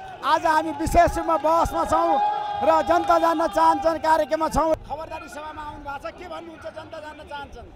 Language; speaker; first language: Nepali; native; Nepali